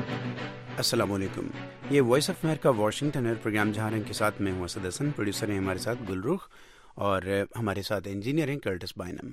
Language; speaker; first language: Urdu; native; Urdu